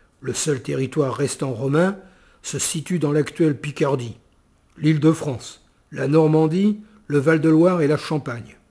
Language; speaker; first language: French; native; French